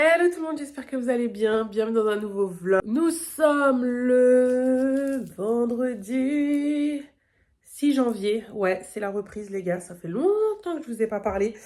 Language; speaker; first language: French; native; French